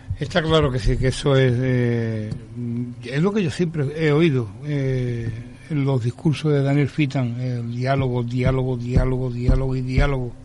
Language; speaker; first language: Spanish; native; Spanish